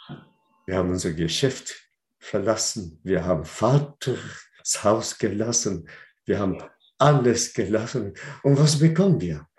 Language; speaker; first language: German; non-native, fluent; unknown